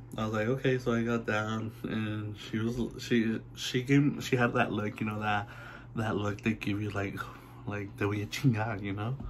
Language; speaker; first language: English; early bilingual, other home language; Spanish